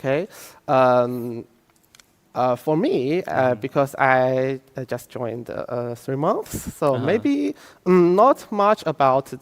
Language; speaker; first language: English; non-native, fluent; Chinese